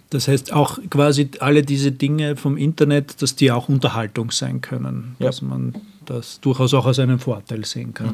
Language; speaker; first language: German; native; German